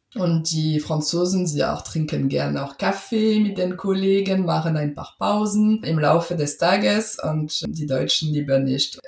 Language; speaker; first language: German; non-native, fluent; French